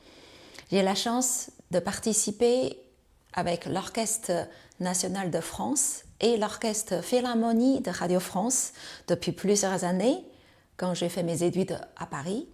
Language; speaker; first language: French; non-native, fluent; Chinese